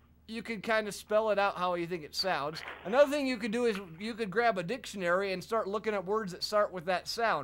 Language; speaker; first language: English; native; English